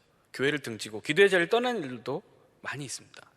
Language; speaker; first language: Korean; native; Korean